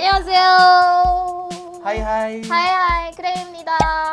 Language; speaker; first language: Korean; non-native, learner; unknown